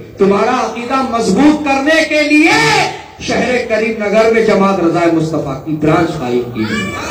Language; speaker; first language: Urdu; native; Urdu